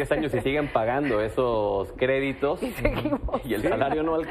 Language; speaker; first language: Spanish; native; Spanish